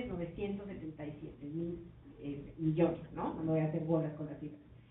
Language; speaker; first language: Spanish; native; Spanish